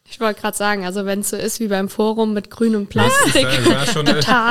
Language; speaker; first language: German; native; German